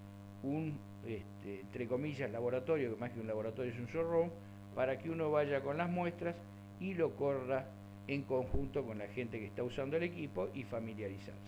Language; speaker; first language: Spanish; native; Spanish